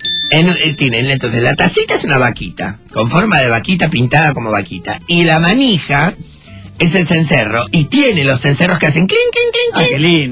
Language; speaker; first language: Spanish; native; Spanish